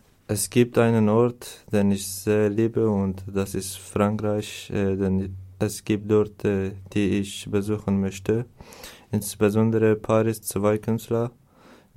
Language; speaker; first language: German; non-native, learner; Turkish